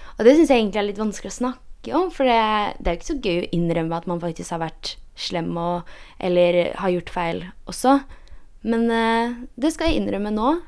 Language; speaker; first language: Norwegian; early bilingual, other home language; Polish